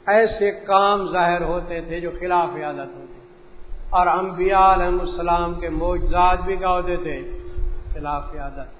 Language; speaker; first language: Urdu; non-native, local second language; Punjabi